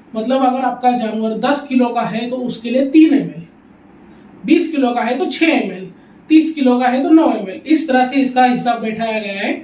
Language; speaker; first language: Hindi; non-native, local second language; Urdu